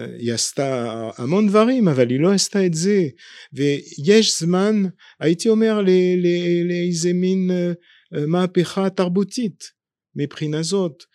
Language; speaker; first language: Hebrew; non-native, fluent; French